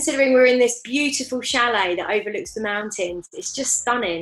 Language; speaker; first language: English; native; English